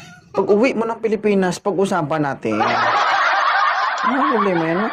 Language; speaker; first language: Filipino; non-native, local second language; Hiligaynon